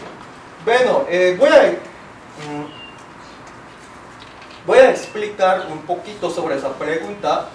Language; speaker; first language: Spanish; non-native, fluent; Korean